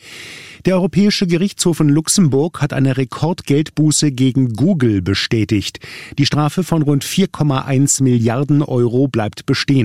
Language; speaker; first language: German; native; German